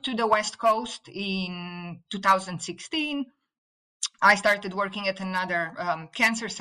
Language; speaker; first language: English; non-native, fluent; Slovenian